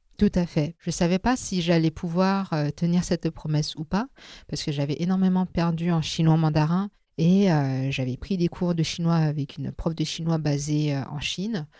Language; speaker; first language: French; non-native, local second language; Min Nan Chinese